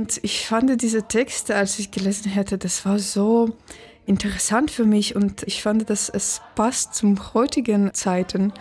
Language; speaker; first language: German; non-native, fluent; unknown